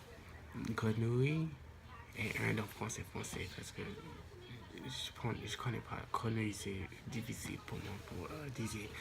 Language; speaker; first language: French; non-native, local second language; English